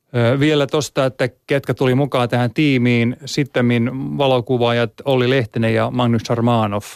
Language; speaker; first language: Finnish; native; Finnish